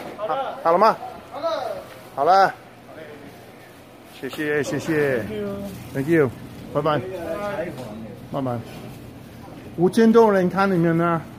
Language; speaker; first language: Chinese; non-native, learner; English